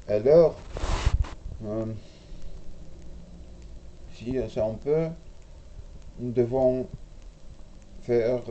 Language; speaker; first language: French; non-native, learner; Russian